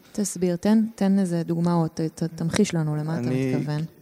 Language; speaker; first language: Hebrew; native; Hebrew